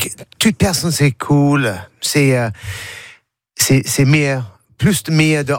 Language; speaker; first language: French; non-native, learner; English